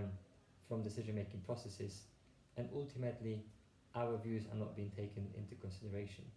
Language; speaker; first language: English; non-native, fluent; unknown